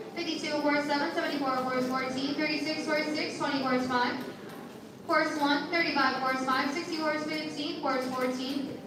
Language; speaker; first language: English; native; English